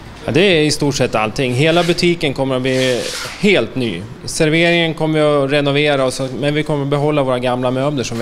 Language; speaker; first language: Swedish; native; Swedish